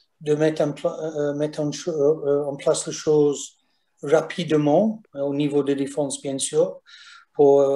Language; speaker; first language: French; non-native, fluent; English